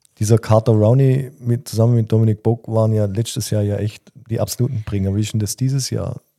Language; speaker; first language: German; native; German